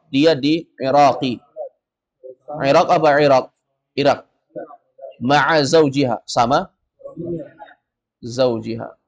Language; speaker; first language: Arabic; non-native, fluent; Indonesian